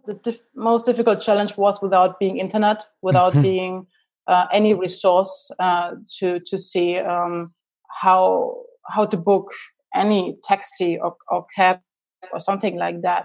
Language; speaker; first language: English; non-native, fluent; German